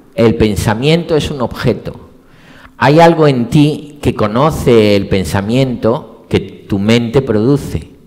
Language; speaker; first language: Spanish; native; Spanish